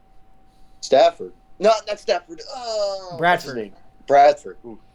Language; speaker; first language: English; native; English